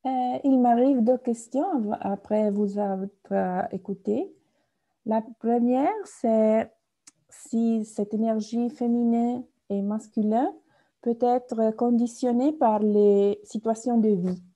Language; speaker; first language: French; non-native, fluent; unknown